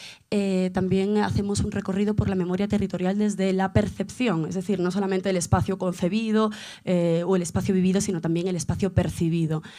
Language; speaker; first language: Spanish; native; Spanish